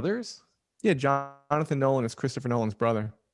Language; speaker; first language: English; native; English